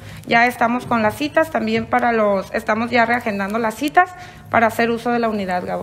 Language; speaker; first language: Spanish; native; Spanish